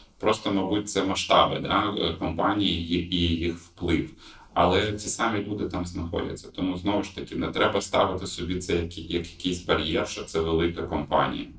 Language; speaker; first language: Ukrainian; non-native, local second language; Russian